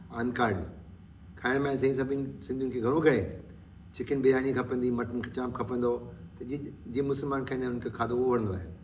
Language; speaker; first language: Sindhi; native; Sindhi